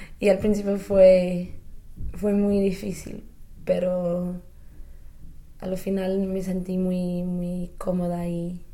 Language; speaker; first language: Spanish; non-native, fluent; English